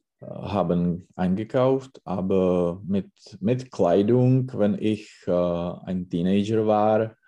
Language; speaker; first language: German; non-native, learner; Czech